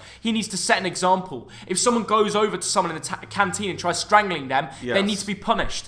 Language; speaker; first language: English; native; English